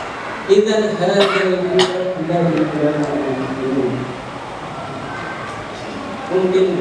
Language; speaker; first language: Arabic; non-native, learner; Indonesian